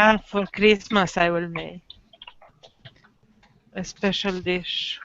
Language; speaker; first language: English; non-native, learner; Romanian